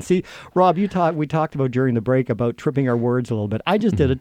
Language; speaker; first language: English; native; English